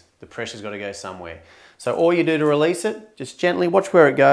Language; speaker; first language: English; native; English